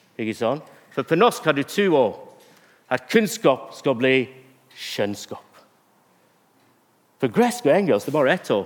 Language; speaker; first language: Norwegian; non-native, fluent; English